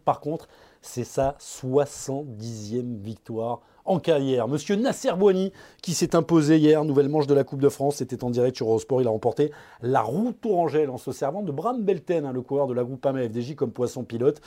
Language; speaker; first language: French; native; French